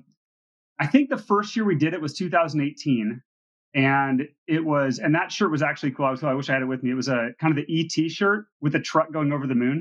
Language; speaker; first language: English; native; English